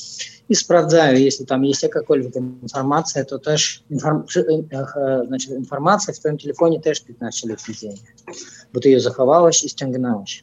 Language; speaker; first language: Polish; non-native, fluent; Russian